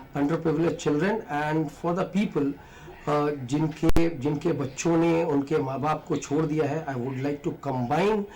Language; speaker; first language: Hindi; native; Hindi